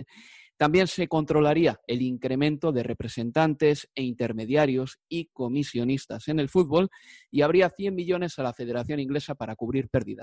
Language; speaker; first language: Spanish; native; Spanish